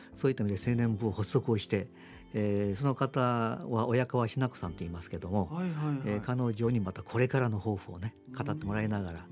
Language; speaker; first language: Japanese; native; Japanese